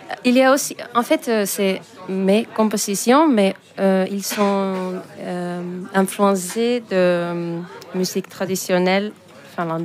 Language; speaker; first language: French; non-native, fluent; Finnish